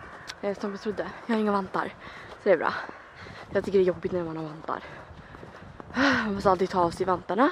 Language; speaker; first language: Swedish; early bilingual, other home language; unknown